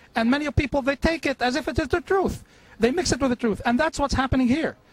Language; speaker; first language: English; non-native, fluent; Arabic